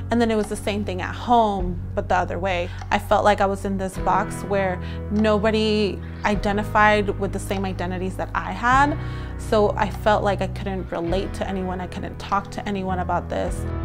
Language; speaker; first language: English; early bilingual, other home language; Spanish